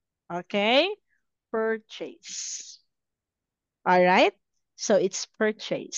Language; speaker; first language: English; non-native, fluent; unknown